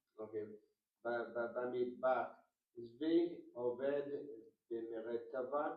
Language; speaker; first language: Hebrew; non-native, learner; English